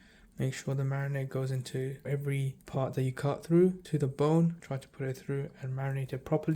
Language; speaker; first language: English; early bilingual, other home language; Tamil